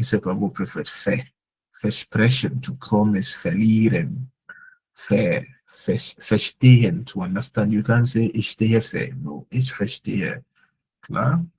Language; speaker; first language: German; non-native, fluent; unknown